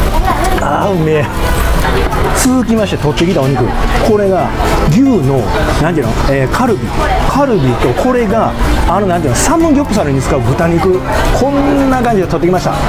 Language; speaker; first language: Japanese; native; Japanese